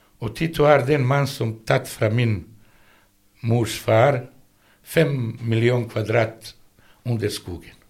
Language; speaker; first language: Norwegian; non-native, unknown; Bosnian